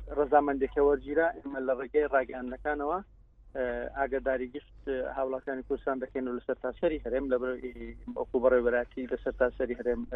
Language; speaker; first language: Central Kurdish; non-native, local second language; Kurdish